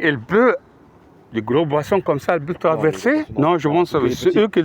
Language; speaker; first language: French; non-native, fluent; Arabic